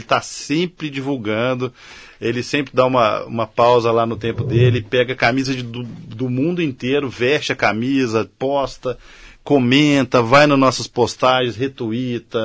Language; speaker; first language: Portuguese; native; Portuguese